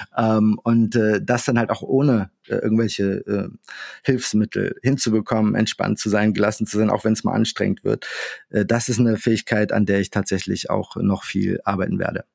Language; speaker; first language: German; early bilingual, other home language; Arabic